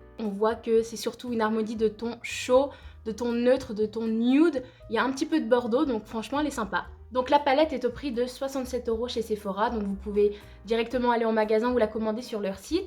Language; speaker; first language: French; native; French